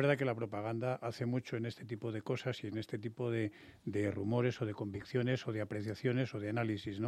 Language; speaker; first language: Spanish; native; Spanish